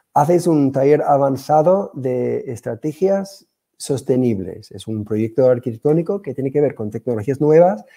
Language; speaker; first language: Spanish; non-native, fluent; English